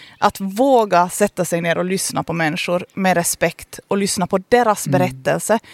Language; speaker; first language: Swedish; native; Swedish